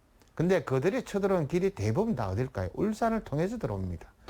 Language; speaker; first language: Korean; native; Korean